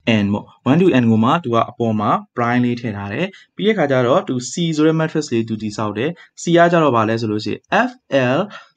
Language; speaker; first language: Burmese; native; Burmese